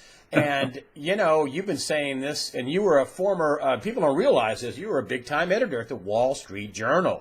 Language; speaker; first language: English; native; English